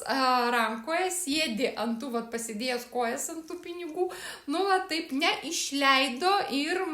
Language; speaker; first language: Lithuanian; native; Lithuanian